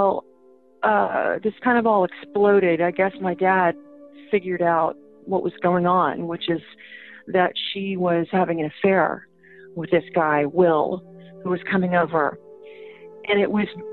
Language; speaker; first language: English; native; English